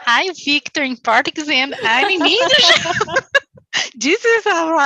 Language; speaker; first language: English; non-native, learner; Portuguese